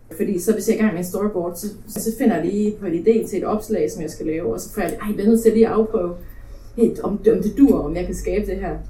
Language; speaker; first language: Danish; early bilingual, other home language; Polish